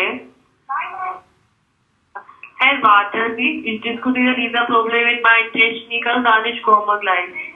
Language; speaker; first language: German; non-native, learner; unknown